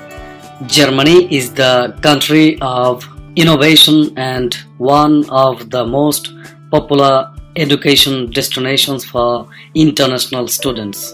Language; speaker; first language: English; non-native, fluent; Bangla